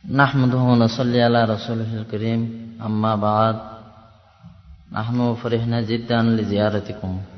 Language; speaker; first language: Arabic; non-native, fluent; Bangla